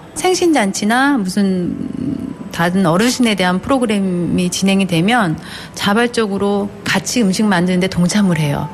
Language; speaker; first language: Korean; native; Korean